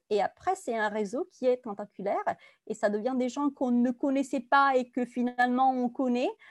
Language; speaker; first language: French; non-native, fluent; Italian